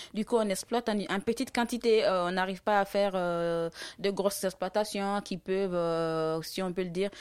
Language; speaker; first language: French; non-native, local second language; Dyula